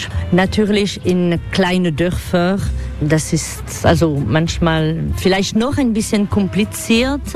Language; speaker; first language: German; non-native, fluent; French